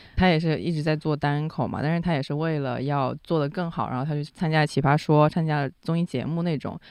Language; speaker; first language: Chinese; non-native, local second language; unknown